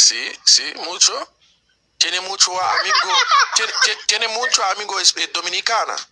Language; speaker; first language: Spanish; non-native, learner; Haitian Creole